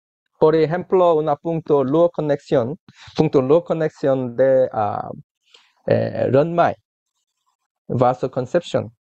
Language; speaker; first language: Spanish; non-native, learner; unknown